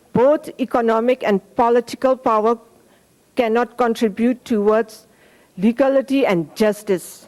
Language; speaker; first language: English; non-native, fluent; Burmese